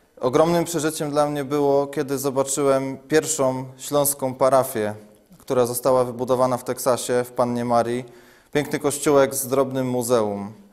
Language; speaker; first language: Polish; native; Polish